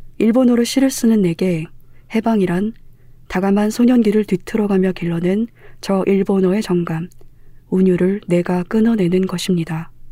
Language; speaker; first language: Korean; native; Korean